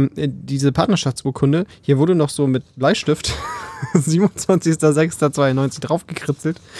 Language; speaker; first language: German; early bilingual, other home language; Polish